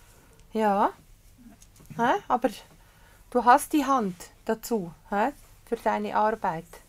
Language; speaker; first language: German; non-native, learner; Spanish